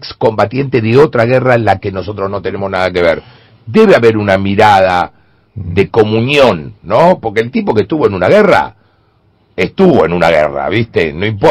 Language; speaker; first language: Spanish; native; Spanish